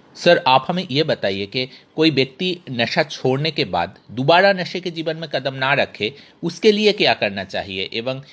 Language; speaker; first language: Hindi; non-native, local second language; Bangla